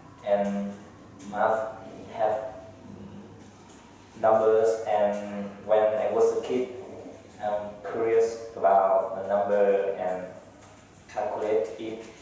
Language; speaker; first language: English; non-native, learner; Vietnamese